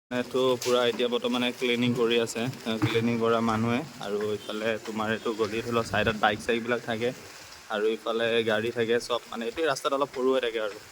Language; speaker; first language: Assamese; native; Assamese